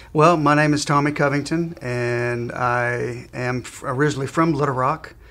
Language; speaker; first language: English; native; English